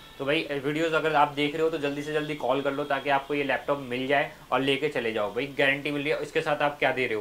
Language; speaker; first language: Hindi; native; Hindi